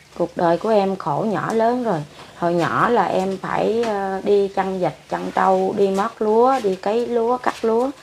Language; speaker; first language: Vietnamese; non-native, local second language; Khmer